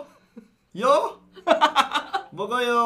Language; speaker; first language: Korean; non-native, learner; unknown